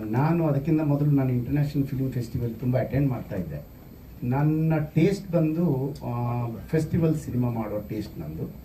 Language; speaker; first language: Kannada; non-native, local second language; Kodava